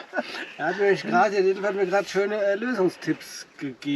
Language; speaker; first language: German; native; German